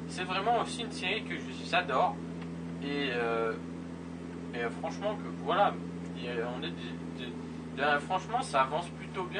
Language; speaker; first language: French; native; French